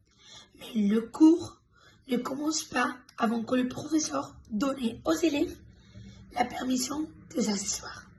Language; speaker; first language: French; non-native, fluent; Spanish